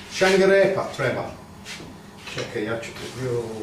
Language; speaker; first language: Bosnian; non-native, learner; English